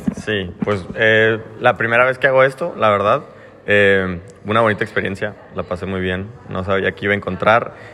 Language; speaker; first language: Spanish; native; Spanish